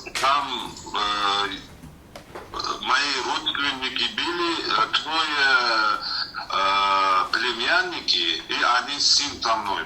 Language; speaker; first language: Russian; non-native, learner; Uzbek